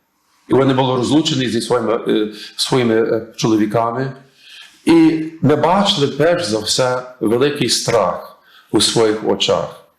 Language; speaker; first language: Ukrainian; early bilingual, heritage; English